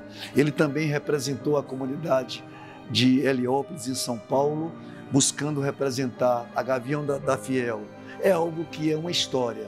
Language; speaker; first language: Portuguese; native; Portuguese